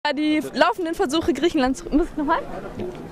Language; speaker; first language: German; native; German